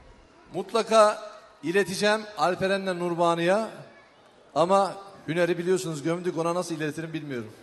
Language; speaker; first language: Turkish; native; Turkish